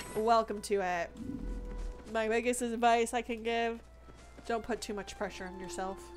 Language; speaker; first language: English; native; English